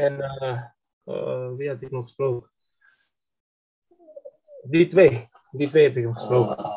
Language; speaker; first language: Dutch; non-native, fluent; Macedonian